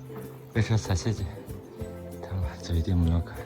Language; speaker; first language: Russian; non-native, learner; Chinese